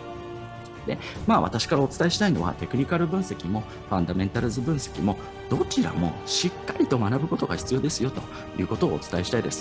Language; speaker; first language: Japanese; native; Japanese